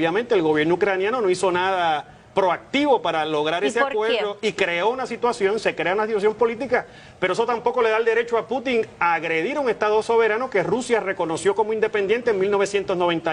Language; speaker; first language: Spanish; native; Spanish